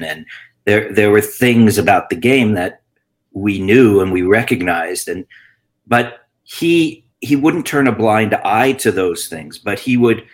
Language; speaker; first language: English; native; English